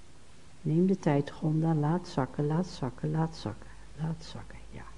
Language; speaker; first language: Dutch; native; Dutch